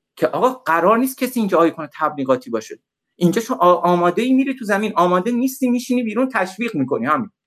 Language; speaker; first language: Persian; native; Persian